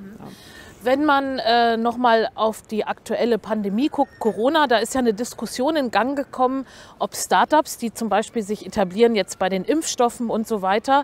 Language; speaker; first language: German; native; German